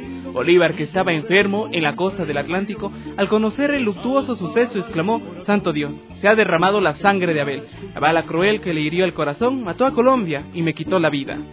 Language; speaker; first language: Spanish; native; Spanish